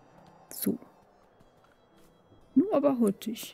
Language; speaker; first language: German; native; German